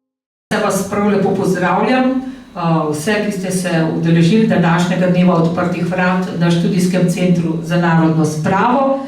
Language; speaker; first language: Slovenian; native; Slovenian